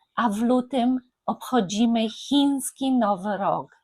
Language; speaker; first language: Polish; native; Polish